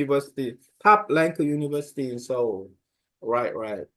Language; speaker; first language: English; non-native, learner; Korean